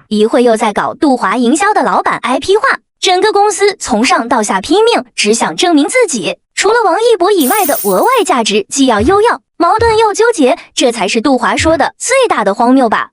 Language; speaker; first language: Chinese; native; Chinese